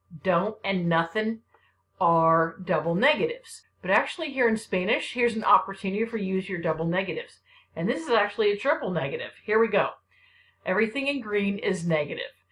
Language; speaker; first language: English; native; English